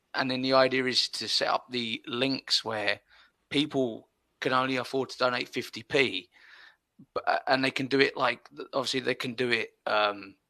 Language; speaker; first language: English; early bilingual, other home language; Spanish